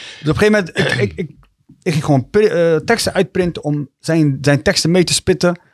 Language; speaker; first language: Dutch; early bilingual, other home language; Tigrinya